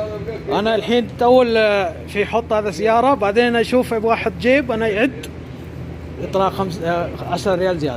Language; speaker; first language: Arabic; non-native, learner; Urdu